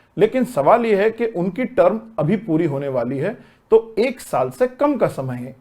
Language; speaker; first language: Hindi; native; Hindi